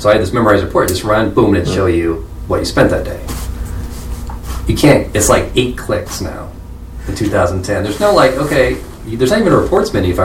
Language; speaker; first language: English; native; English